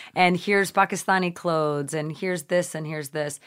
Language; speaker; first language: English; native; English